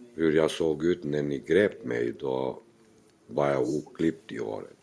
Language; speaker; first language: Swedish; non-native, fluent; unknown